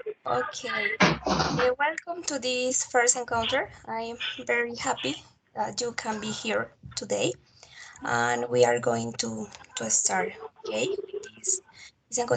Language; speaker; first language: English; non-native, learner; Spanish